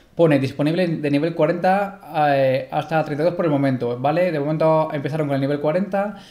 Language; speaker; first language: Spanish; native; Spanish